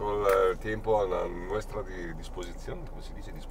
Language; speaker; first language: Spanish; non-native, learner; Italian